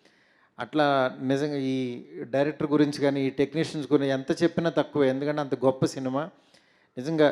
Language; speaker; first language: Telugu; native; Telugu